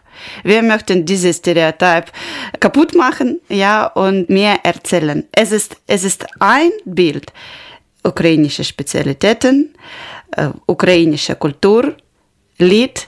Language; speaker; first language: German; non-native, learner; Ukrainian